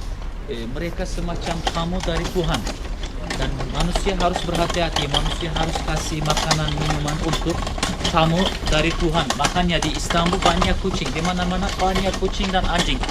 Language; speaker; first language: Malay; non-native, fluent; Turkish